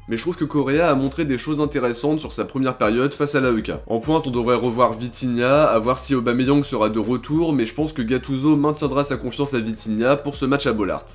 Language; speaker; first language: French; native; French